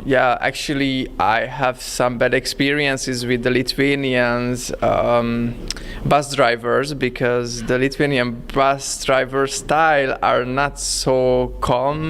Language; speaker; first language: English; non-native, learner; Italian